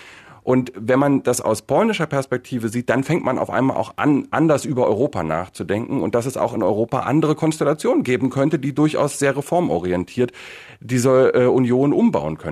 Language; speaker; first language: German; native; German